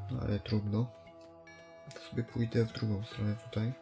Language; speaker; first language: Polish; native; Polish